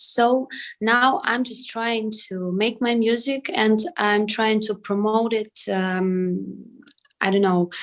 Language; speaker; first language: English; non-native, learner; Ukrainian